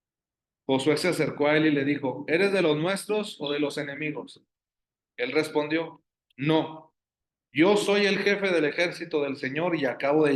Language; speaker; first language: Spanish; native; Spanish